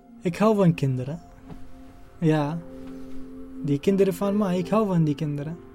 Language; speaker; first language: Dutch; non-native, learner; Arabic